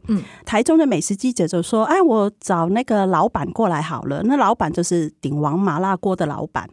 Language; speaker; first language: Chinese; non-native, fluent; Cantonese